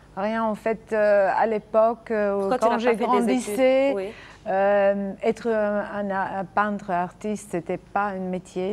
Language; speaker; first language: French; non-native, fluent; Serbian